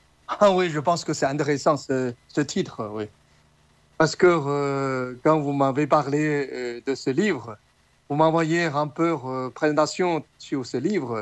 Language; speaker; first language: French; non-native, learner; Chinese